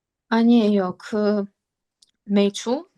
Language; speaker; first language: Korean; non-native, learner; Armenian